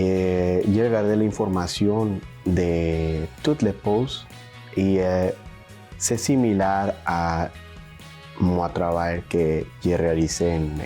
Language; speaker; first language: French; non-native, learner; Spanish